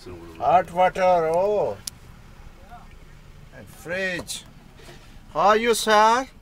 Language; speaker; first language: English; non-native, learner; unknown